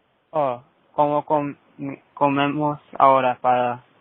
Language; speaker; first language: Spanish; early bilingual, heritage; Spanish